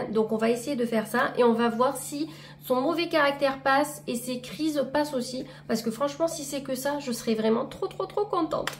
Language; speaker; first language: French; native; French